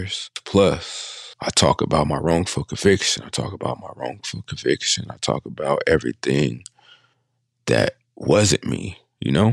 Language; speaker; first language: English; native; English